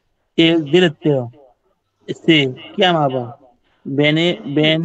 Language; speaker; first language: Italian; non-native, learner; Bangla